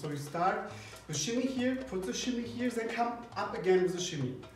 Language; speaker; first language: English; non-native, fluent; German